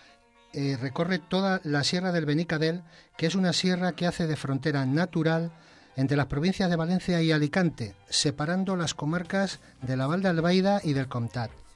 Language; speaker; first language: Spanish; native; Spanish